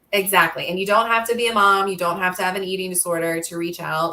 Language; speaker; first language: English; native; English